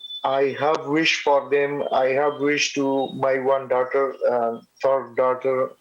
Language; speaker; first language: English; non-native, learner; Pashto